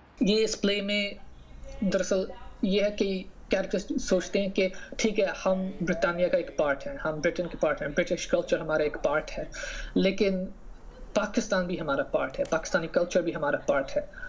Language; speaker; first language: Hindi; early bilingual, heritage; English